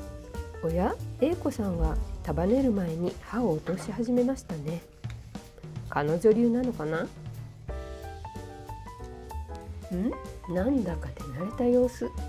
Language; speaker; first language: Japanese; native; Japanese